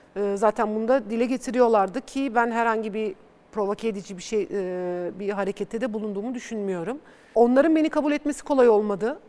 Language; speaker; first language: Turkish; early bilingual, other home language; Bulgarian